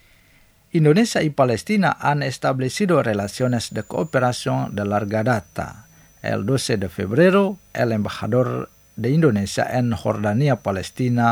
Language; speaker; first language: Spanish; non-native, fluent; Indonesian